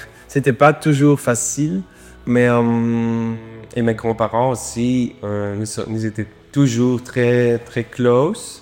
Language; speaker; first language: French; non-native, learner; Dutch